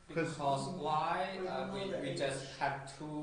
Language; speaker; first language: English; non-native, learner; Chinese